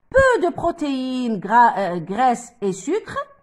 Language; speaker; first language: French; non-native, local second language; Arabic